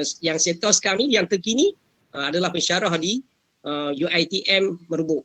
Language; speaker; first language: Malay; native; Malay